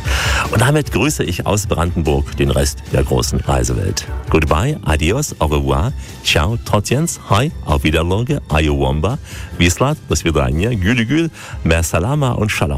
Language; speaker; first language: German; native; German